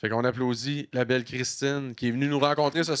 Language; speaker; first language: French; native; French